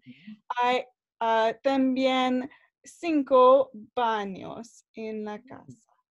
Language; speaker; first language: Spanish; non-native, learner; English